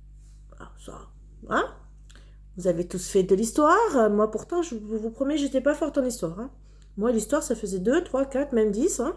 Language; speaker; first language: French; native; French